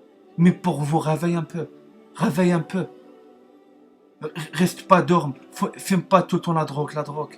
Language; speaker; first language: French; non-native, learner; Arabic